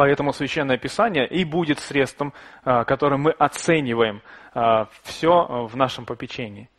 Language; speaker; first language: Russian; native; Russian